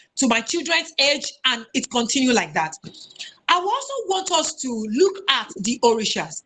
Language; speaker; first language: English; non-native, local second language; Yoruba